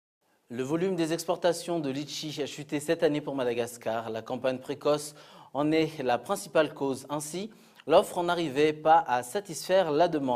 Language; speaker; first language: French; non-native, local second language; Malagasy